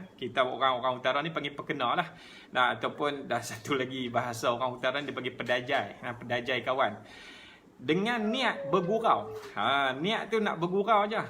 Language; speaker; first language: Malay; native; Malay